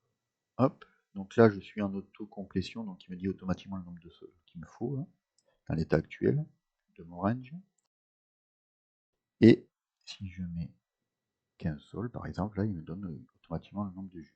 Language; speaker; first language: French; native; French